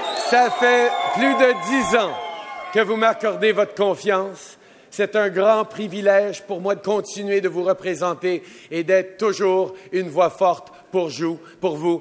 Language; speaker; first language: French; native; French